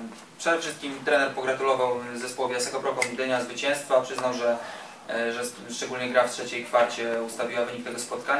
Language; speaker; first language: Polish; native; Polish